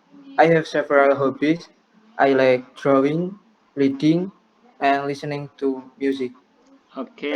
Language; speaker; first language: English; non-native, learner; Indonesian